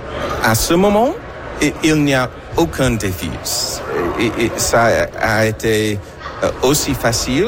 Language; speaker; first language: French; non-native, learner; English